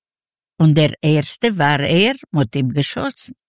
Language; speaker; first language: German; non-native, learner; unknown